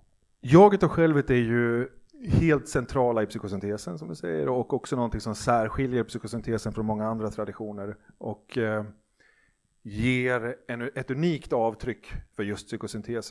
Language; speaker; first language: Swedish; native; Swedish